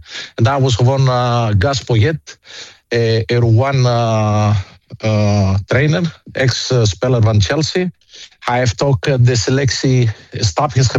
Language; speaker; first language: Dutch; non-native, fluent; Greek